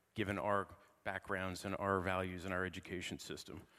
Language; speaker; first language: English; native; English